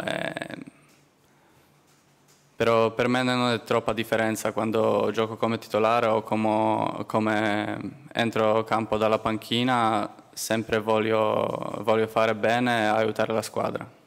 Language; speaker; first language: Italian; non-native, learner; Polish